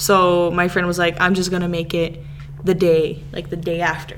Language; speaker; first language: English; early bilingual, other home language; Serbian